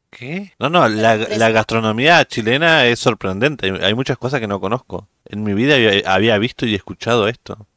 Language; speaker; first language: Spanish; native; Spanish